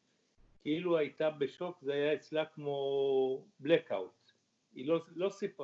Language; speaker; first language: Hebrew; early bilingual, other home language; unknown